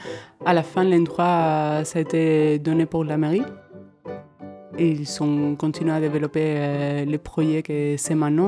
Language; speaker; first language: French; non-native, fluent; Spanish